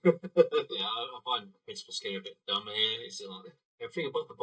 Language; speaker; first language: English; native; English